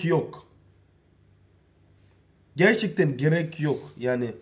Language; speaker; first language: Turkish; non-native, learner; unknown